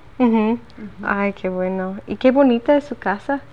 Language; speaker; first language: Spanish; non-native, learner; English